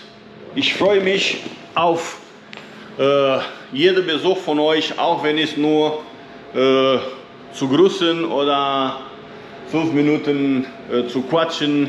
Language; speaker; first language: German; non-native, fluent; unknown